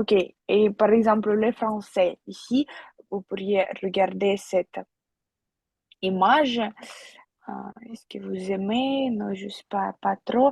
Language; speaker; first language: French; non-native, fluent; Russian